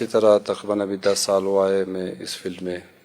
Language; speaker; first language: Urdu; non-native, local second language; Hazaragi